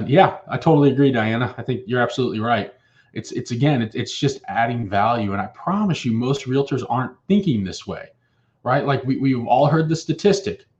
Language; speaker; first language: English; native; English